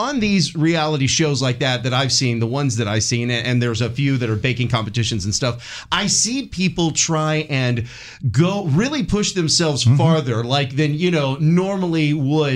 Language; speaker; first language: English; native; English